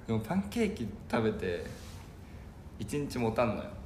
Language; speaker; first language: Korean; non-native, learner; Japanese